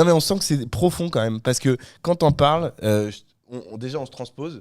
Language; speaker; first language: French; native; French